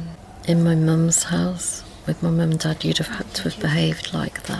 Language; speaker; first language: English; native; English